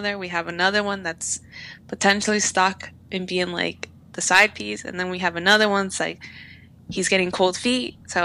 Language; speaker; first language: English; native; English